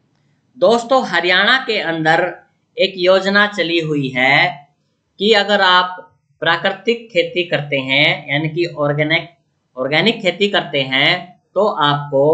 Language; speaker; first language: Hindi; native; Hindi